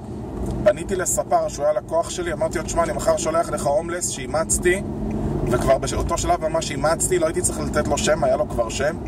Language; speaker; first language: Hebrew; native; Hebrew